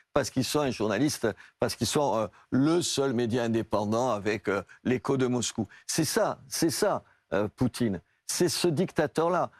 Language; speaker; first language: French; native; French